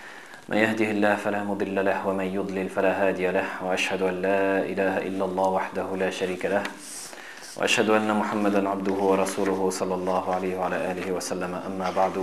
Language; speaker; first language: Arabic; non-native, fluent; French